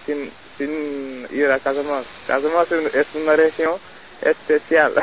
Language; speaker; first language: Spanish; non-native, learner; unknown